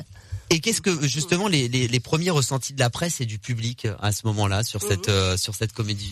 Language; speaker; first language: French; native; French